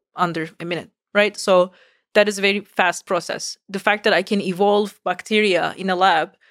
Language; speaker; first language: English; non-native, fluent; Turkish